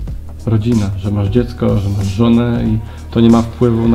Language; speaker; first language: Polish; native; Polish